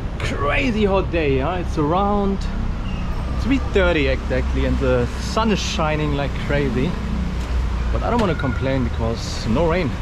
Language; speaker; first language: English; non-native, fluent; German